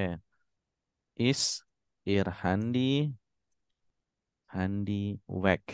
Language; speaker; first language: German; non-native, fluent; Indonesian